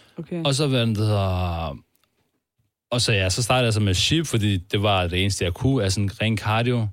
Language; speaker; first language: Danish; early bilingual, other home language; Turkish